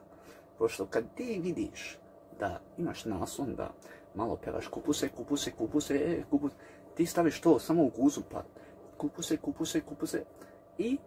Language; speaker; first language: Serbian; early bilingual, heritage; English